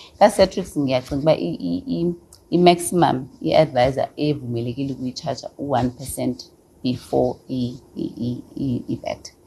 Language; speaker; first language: Xhosa; non-native, local second language; Zulu